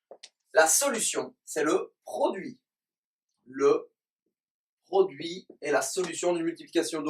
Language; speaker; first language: French; native; French